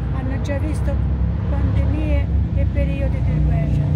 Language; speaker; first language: Italian; native; Italian